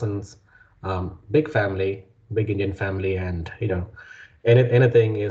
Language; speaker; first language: English; non-native, local second language; Malayalam